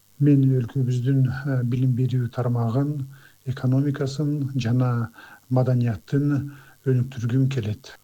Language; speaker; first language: Kyrgyz; non-native, local second language; Azerbaijani